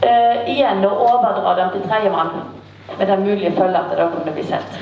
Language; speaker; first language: Norwegian; native; Norwegian